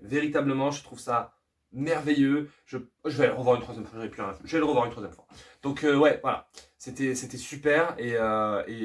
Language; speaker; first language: French; native; French